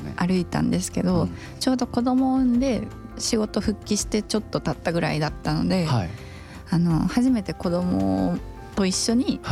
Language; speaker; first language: Japanese; native; Japanese